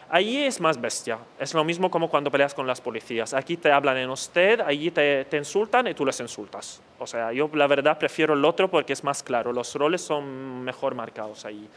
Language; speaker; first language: Spanish; non-native, fluent; Arabic